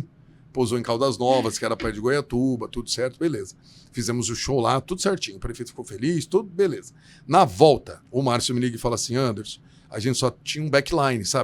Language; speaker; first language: Portuguese; native; Portuguese